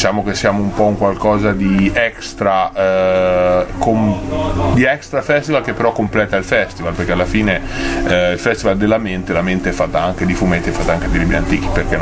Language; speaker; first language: Italian; native; Italian